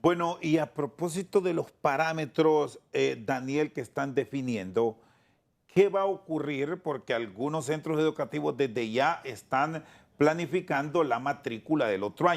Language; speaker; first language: Spanish; native; Spanish